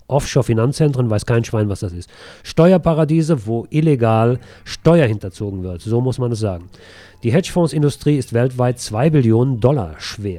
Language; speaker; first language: German; native; German